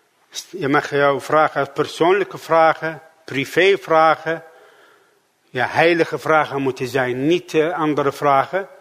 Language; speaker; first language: Dutch; non-native, fluent; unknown